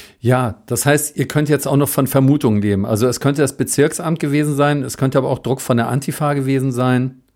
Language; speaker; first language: German; native; German